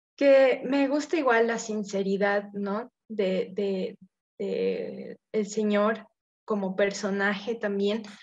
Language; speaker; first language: Spanish; native; Spanish